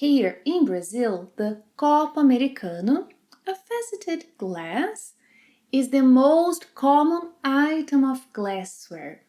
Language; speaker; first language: English; non-native, fluent; Portuguese